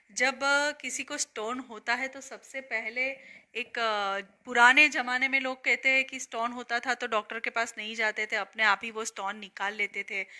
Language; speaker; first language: Hindi; non-native, local second language; Gujarati